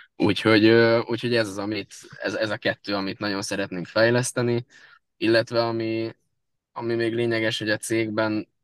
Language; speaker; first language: Hungarian; native; Hungarian